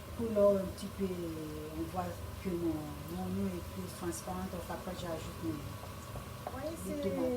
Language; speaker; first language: French; non-native, learner; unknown